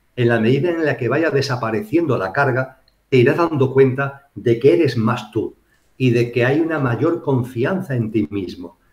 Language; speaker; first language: Spanish; native; Spanish